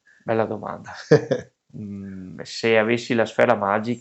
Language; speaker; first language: Italian; native; Italian